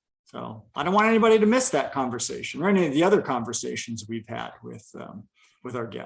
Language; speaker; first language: English; native; English